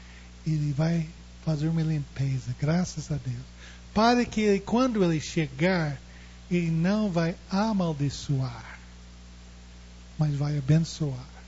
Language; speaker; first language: Portuguese; non-native, fluent; English